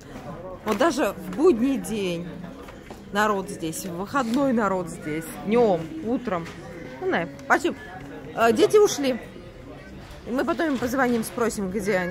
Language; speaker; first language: Russian; native; Russian